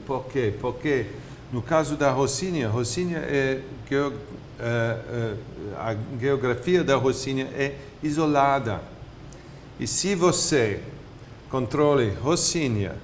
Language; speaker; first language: Portuguese; non-native, fluent; English